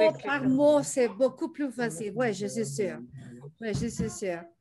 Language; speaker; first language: French; non-native, learner; Spanish